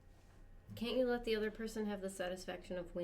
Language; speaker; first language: English; native; English